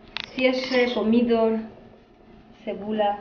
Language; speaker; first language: Polish; non-native, fluent; Spanish